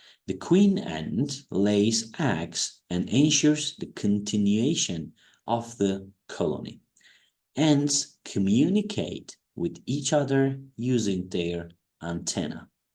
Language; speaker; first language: English; non-native, fluent; Turkish